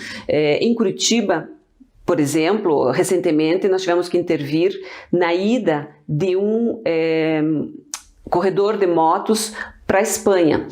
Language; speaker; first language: Portuguese; early bilingual, other home language; Spanish